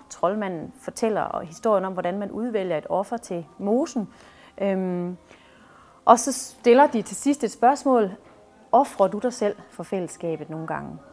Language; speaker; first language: Danish; native; Danish